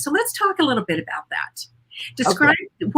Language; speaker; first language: English; native; English